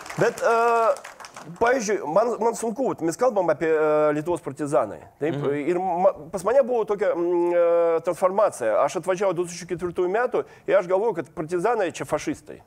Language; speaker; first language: Lithuanian; non-native, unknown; Russian